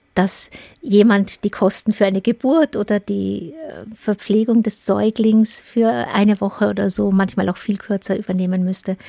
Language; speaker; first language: German; native; German